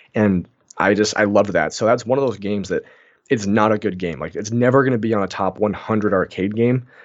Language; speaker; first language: English; native; English